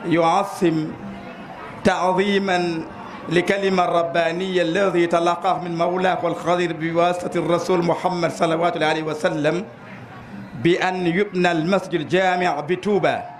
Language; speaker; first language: Arabic; non-native, fluent; Wolof